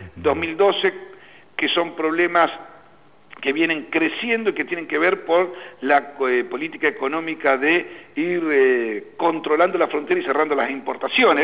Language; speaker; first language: Spanish; native; Spanish